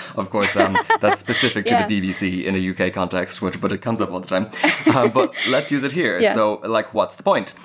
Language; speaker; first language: English; native; English